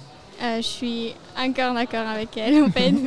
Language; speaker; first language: French; non-native, local second language; Italian